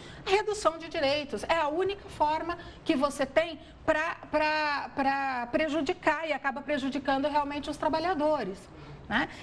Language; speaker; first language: Portuguese; native; Portuguese